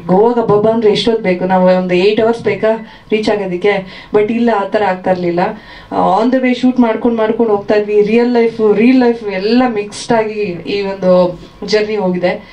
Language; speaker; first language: Kannada; native; Kannada